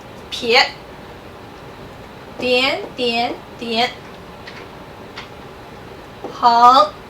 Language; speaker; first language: Chinese; non-native, fluent; English